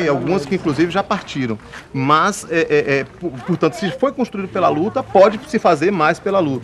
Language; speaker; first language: Portuguese; native; Portuguese